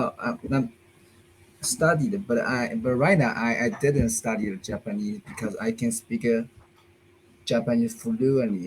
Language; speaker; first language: English; non-native, learner; Chinese